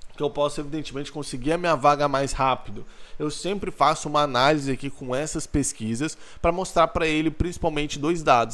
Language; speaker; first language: Portuguese; native; Portuguese